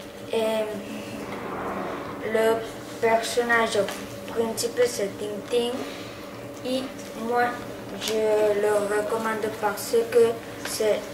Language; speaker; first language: French; non-native, learner; Catalan